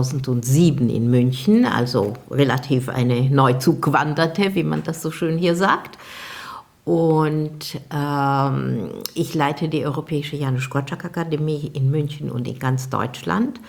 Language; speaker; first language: German; non-native, fluent; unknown